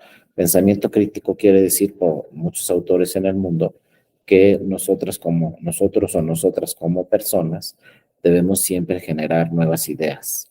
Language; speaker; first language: Spanish; native; Spanish